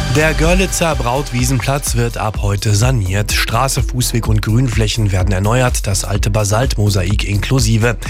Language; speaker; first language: German; native; German